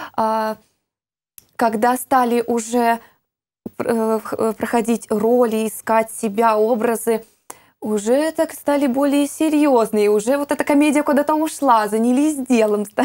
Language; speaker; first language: Russian; native; Russian